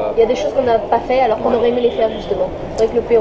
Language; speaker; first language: French; native; French